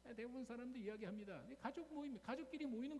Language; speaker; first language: Korean; native; Korean